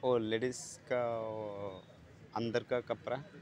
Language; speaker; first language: Hindi; non-native, learner; Bangla